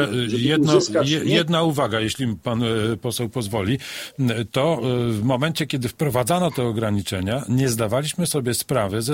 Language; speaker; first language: Polish; native; Polish